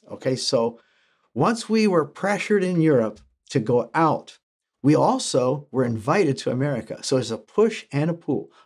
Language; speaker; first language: English; early bilingual, other home language; German